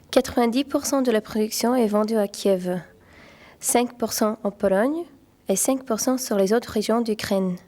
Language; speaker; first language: French; native; French